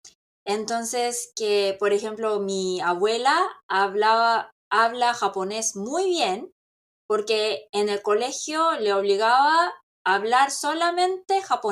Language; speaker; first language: Spanish; non-native, local second language; Korean